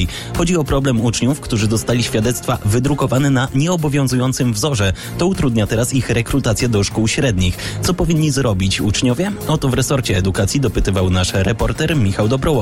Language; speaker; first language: Polish; native; Polish